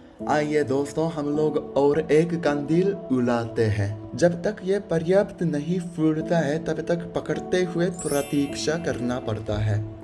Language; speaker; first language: Hindi; non-native, fluent; Japanese